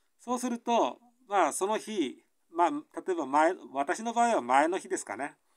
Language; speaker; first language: Japanese; native; Japanese